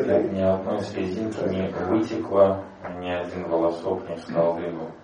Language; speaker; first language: Russian; native; Russian